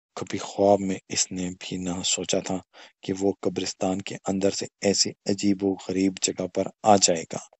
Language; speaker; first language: Urdu; non-native, local second language; Pashto